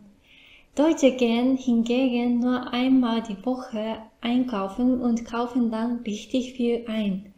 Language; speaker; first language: German; non-native, fluent; Japanese